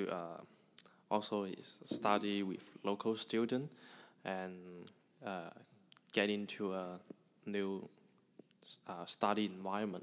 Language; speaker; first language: English; non-native, learner; Chinese